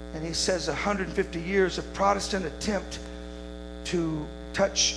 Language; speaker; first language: English; native; English